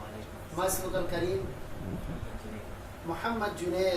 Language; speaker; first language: Arabic; non-native, fluent; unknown